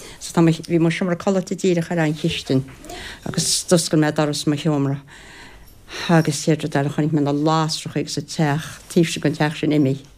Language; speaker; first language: Irish; native; Irish